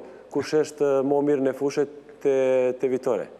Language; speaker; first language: Albanian; non-native, learner; Serbian